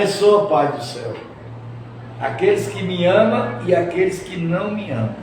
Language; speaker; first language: Portuguese; native; Portuguese